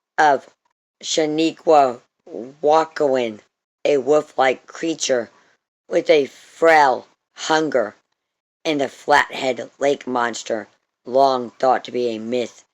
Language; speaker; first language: English; native; English